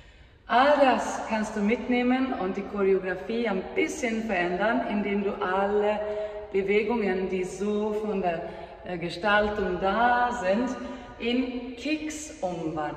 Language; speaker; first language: German; non-native, fluent; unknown